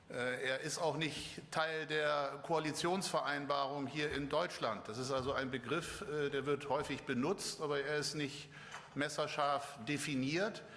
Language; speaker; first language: German; native; German